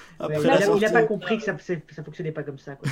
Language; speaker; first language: French; native; French